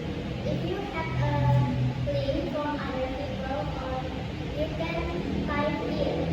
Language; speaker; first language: English; non-native, learner; Indonesian